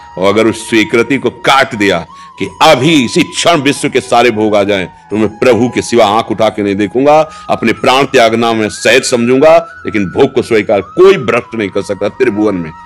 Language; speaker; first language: Hindi; native; Hindi